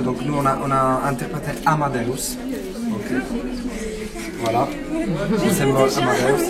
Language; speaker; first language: French; non-native, fluent; Italian